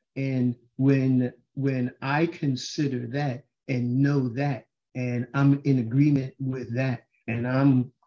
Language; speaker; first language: English; native; English